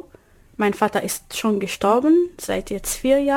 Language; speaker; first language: German; non-native, learner; Arabic